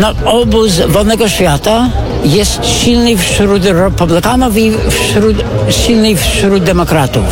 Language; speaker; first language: Polish; non-native, fluent; English